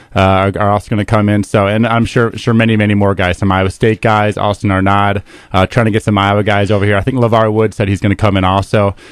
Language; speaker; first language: English; native; English